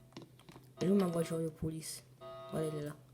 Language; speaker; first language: French; native; French